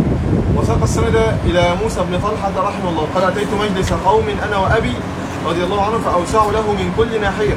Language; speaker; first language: Arabic; native; Arabic